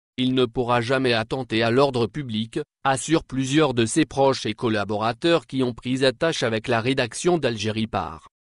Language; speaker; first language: French; non-native, local second language; Arabic